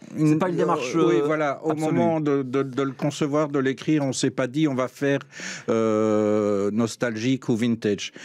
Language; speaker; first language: French; native; French